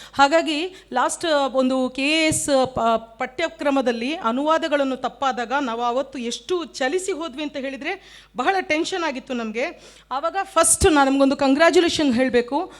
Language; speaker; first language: Kannada; non-native, local second language; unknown